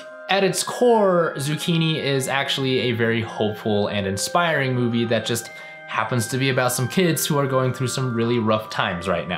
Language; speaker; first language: English; native; English